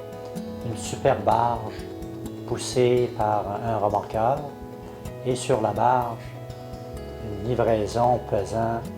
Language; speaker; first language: French; native; French